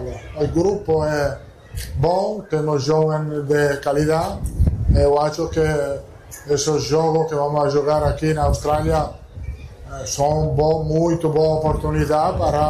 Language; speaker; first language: Portuguese; non-native, fluent; Italian